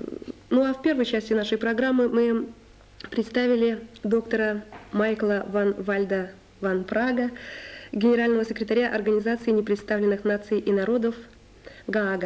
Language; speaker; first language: Russian; native; Russian